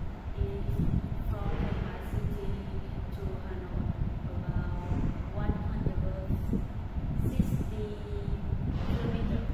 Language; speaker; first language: English; non-native, learner; Vietnamese